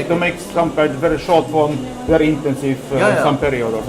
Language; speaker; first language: English; non-native, fluent; Estonian